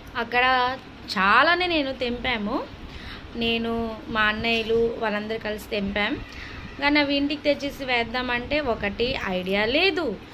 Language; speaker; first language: Telugu; non-native, local second language; Urdu